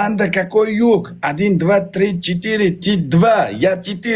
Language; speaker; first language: Russian; non-native, learner; Uzbek